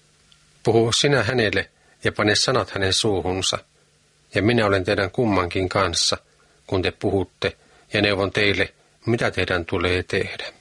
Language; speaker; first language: Finnish; native; Finnish